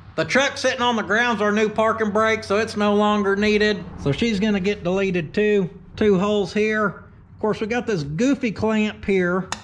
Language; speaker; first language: English; native; English